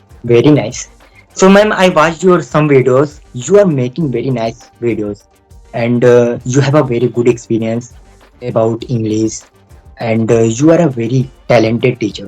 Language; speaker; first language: English; non-native, local second language; Hindi